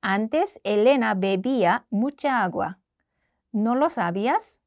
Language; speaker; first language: Spanish; non-native, fluent; Korean